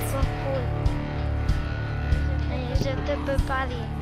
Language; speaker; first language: French; non-native, learner; English